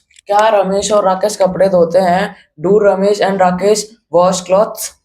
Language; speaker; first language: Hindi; native; Hindi